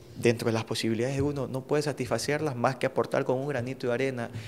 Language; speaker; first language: Spanish; native; Spanish